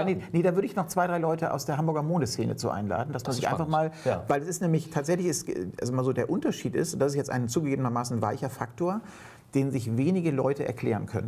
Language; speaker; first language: German; native; German